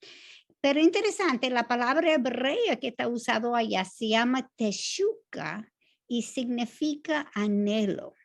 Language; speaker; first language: Spanish; non-native, fluent; English